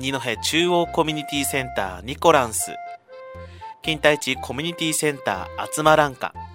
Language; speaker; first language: Japanese; native; Japanese